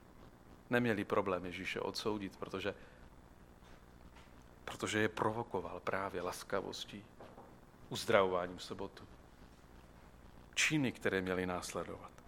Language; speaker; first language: Czech; native; Czech